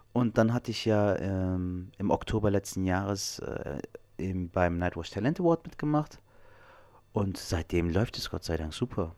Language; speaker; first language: German; early bilingual, other home language; Turkish